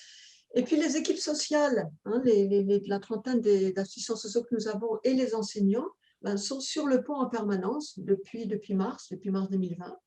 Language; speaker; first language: French; native; French